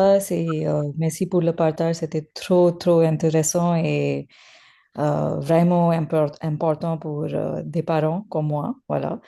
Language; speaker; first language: French; non-native, learner; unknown